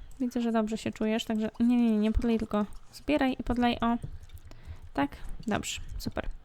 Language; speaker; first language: Polish; native; Polish